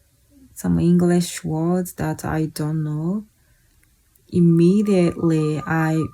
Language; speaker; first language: English; non-native, fluent; Japanese